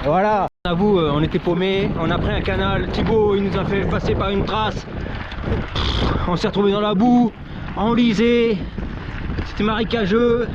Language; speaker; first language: French; native; French